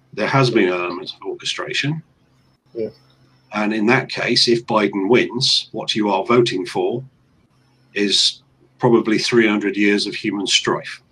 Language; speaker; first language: English; native; English